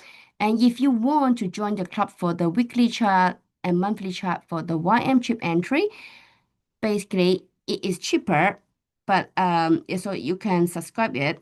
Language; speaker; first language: English; non-native, fluent; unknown